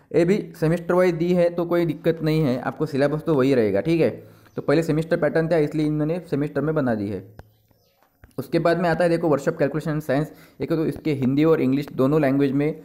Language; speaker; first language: Hindi; non-native, local second language; Marathi